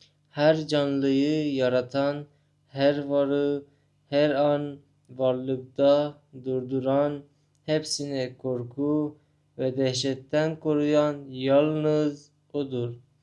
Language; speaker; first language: Turkish; non-native, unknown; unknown